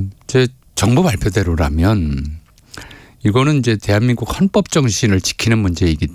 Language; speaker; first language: Korean; native; Korean